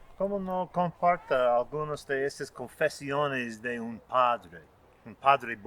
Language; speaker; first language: Spanish; non-native, fluent; English